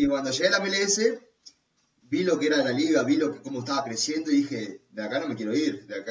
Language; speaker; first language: Spanish; native; Spanish